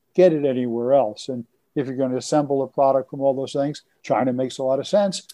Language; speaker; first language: English; native; English